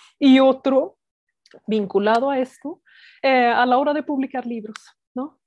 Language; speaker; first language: Spanish; non-native, fluent; Swedish